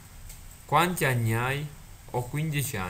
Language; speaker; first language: Italian; non-native, fluent; Russian